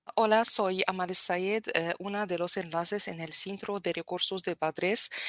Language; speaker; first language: Spanish; non-native, fluent; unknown